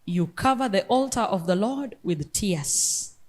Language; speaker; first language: English; non-native, local second language; Luo (Kenya and Tanzania)